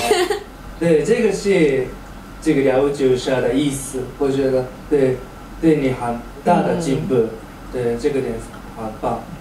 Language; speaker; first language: Chinese; non-native, learner; Thai